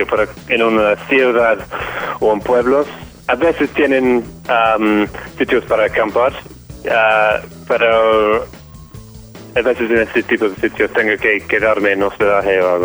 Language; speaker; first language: Spanish; non-native, fluent; English